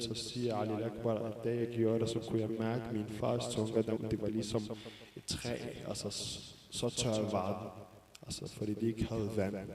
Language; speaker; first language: Danish; early bilingual, other home language; Arabic